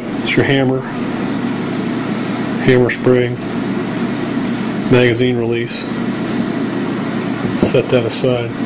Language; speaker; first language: English; native; English